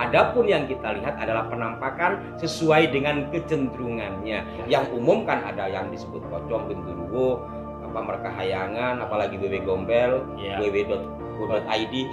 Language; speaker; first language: Indonesian; native; Indonesian